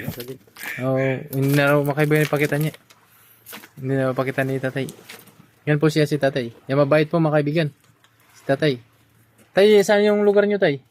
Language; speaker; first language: Filipino; non-native, local second language; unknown